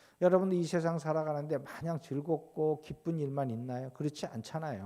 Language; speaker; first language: Korean; native; Korean